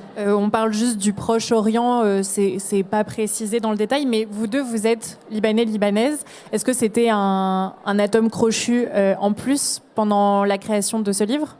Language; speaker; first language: French; native; French